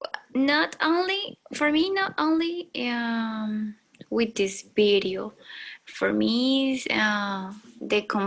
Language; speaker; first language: English; non-native, learner; Spanish